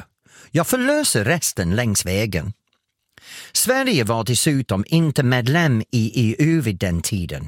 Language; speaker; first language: Swedish; non-native, fluent; English